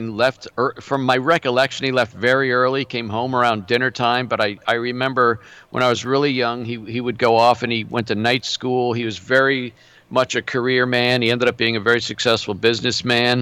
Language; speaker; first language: English; native; English